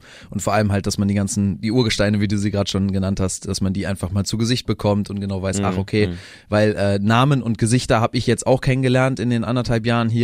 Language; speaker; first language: German; native; German